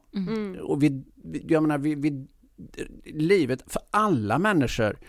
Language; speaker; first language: Swedish; native; Swedish